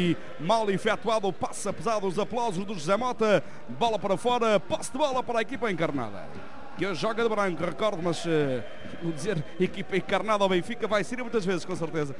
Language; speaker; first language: Portuguese; native; Portuguese